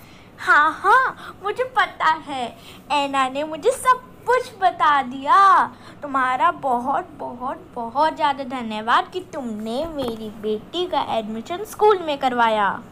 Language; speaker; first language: Hindi; native; Hindi